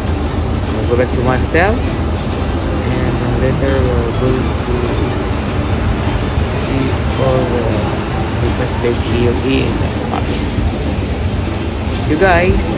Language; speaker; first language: English; non-native, local second language; Filipino